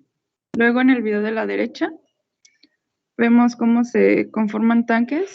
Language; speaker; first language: Spanish; native; Spanish